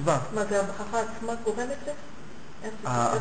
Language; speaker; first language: Hebrew; non-native, fluent; French